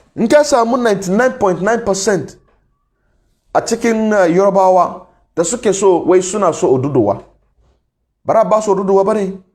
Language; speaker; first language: Hausa; non-native, local second language; Igbo